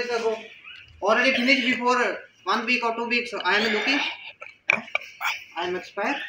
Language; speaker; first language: English; non-native, learner; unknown